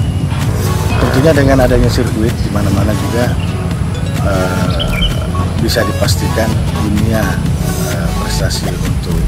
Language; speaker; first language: Indonesian; native; Indonesian